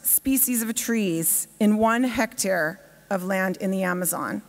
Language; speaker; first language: English; native; English